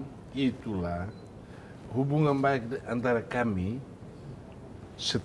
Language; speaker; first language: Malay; non-native, fluent; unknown